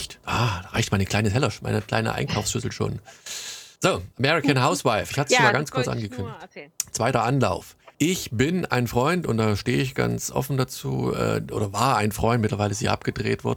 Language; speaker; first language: German; native; German